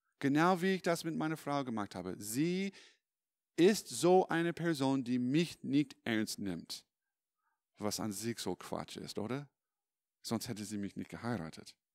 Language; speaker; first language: German; non-native, fluent; English